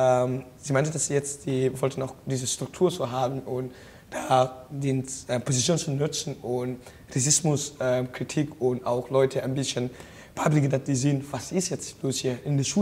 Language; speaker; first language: German; non-native, learner; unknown